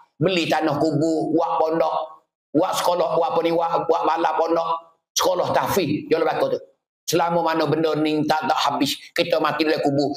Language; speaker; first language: Malay; native; Malay